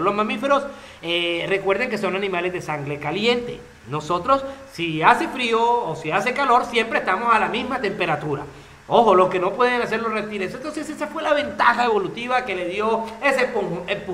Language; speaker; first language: Spanish; native; Spanish